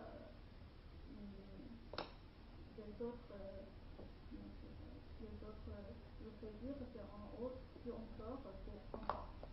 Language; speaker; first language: French; non-native, learner; Chinese